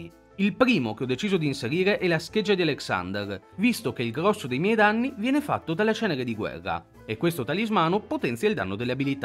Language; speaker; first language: Italian; native; Italian